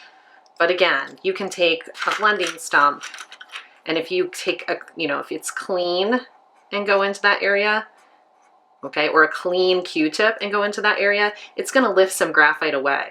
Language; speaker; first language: English; native; English